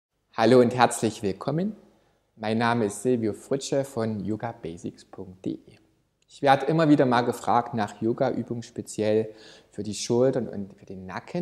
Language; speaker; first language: German; native; German